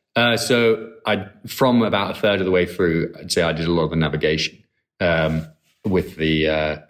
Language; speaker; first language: English; native; English